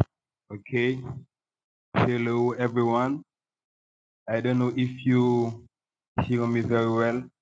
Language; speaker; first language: English; non-native, local second language; Haitian Creole